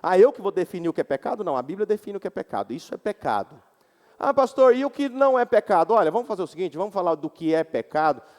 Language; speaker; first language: Portuguese; native; Portuguese